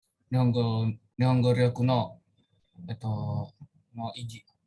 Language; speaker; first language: Japanese; non-native, learner; Indonesian